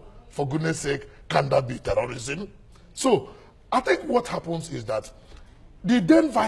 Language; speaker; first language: English; non-native, local second language; Igbo